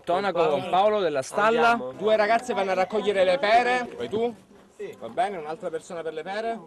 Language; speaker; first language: Italian; native; Italian